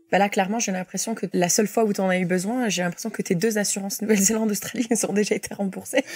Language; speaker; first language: French; native; French